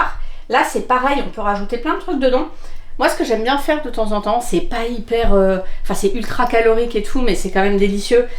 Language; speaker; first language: French; native; French